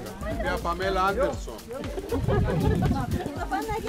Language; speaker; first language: Russian; non-native, learner; Greek